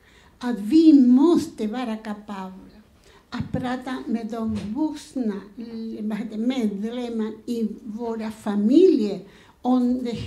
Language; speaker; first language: Swedish; non-native, fluent; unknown